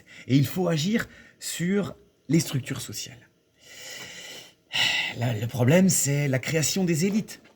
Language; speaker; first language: French; native; French